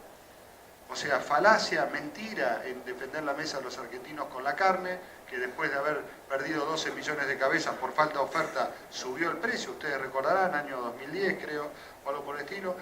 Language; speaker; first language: Spanish; native; Spanish